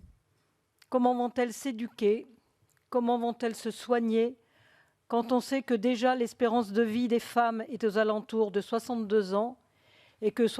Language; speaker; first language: French; native; French